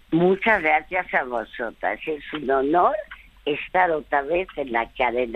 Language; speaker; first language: Spanish; early bilingual, other home language; French